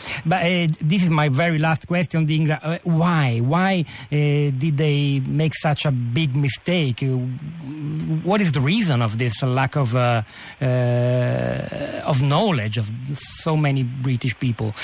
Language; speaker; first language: English; non-native, fluent; Italian